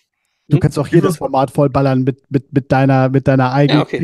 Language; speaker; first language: German; native; German